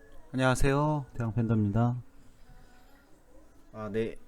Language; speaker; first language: Korean; native; Korean